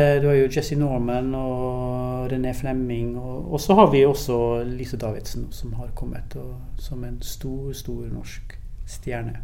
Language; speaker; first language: Norwegian; early bilingual, other home language; English